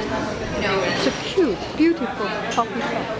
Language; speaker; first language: English; non-native, learner; Chinese